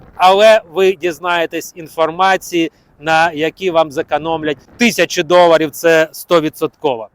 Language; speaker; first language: Ukrainian; native; Ukrainian